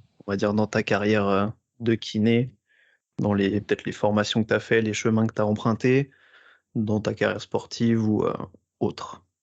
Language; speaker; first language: French; native; French